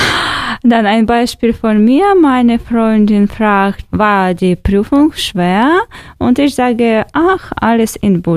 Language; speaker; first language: German; non-native, fluent; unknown